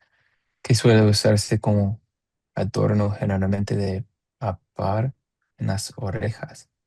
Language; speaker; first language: Spanish; non-native, learner; English